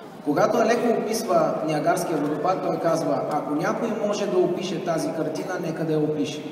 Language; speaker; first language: Bulgarian; native; Bulgarian